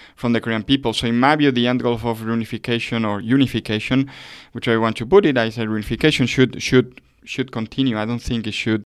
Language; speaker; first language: English; non-native, fluent; Spanish